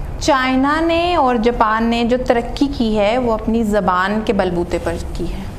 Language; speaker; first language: Urdu; non-native, local second language; Punjabi